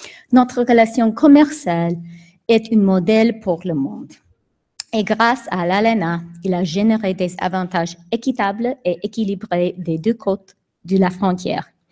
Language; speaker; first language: French; non-native, fluent; English